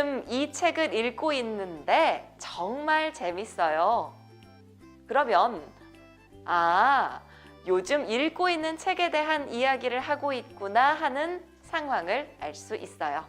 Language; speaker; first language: Korean; native; Korean